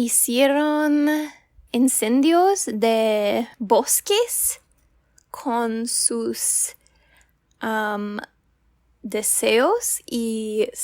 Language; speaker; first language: Spanish; non-native, learner; English